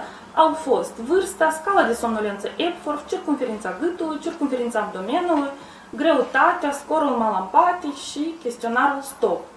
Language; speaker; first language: Romanian; native; Romanian